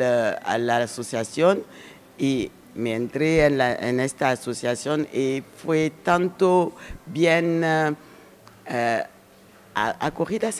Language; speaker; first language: Spanish; non-native, learner; French